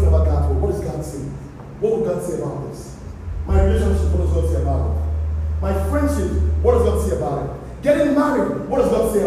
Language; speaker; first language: English; non-native, local second language; Yoruba